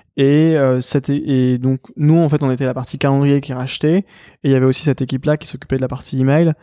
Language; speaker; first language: French; native; French